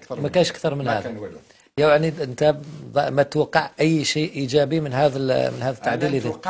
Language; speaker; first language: Arabic; native; Arabic